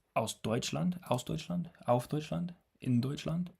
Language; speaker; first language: German; non-native, learner; English